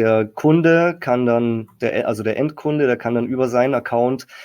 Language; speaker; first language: German; native; German